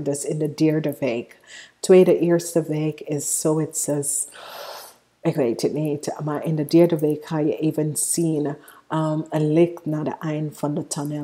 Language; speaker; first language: Dutch; non-native, fluent; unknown